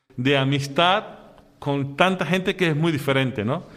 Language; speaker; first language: Spanish; native; Spanish